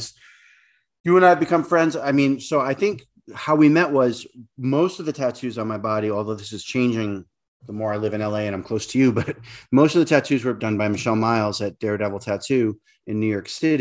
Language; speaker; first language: English; native; English